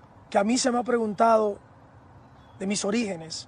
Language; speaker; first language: Spanish; early bilingual, heritage; Spanish